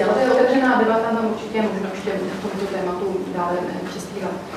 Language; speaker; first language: Czech; native; Czech